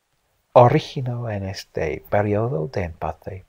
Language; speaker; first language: Spanish; non-native, fluent; English